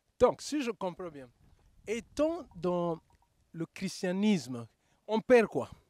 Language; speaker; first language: French; non-native, local second language; Lingala